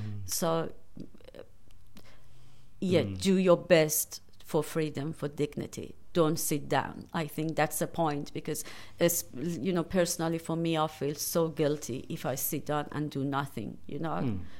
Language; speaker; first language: English; non-native, fluent; Persian